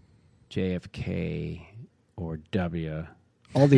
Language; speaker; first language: English; native; English